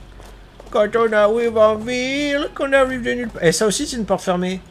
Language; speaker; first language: French; native; French